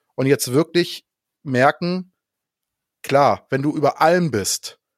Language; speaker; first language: German; non-native, fluent; Danish